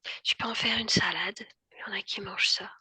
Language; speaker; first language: French; native; French